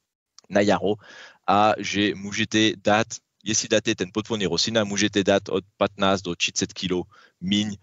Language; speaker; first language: Czech; non-native, learner; French